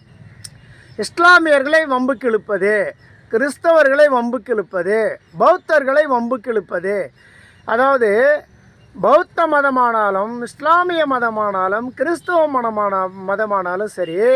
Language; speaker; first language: Tamil; native; Tamil